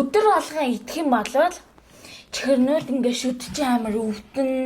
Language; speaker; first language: Mongolian; early bilingual, heritage; Mongolian